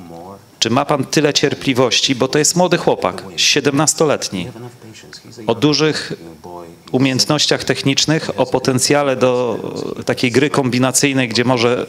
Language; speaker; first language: Polish; native; Polish